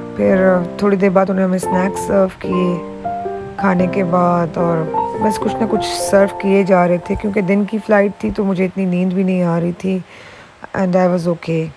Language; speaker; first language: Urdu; native; Urdu